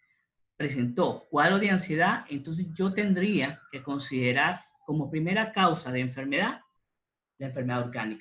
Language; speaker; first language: Spanish; native; Spanish